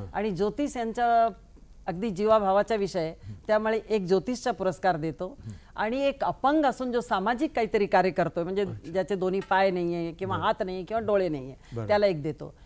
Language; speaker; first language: Marathi; non-native, local second language; Hindi